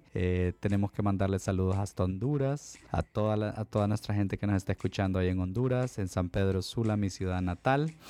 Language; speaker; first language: English; non-native, fluent; Spanish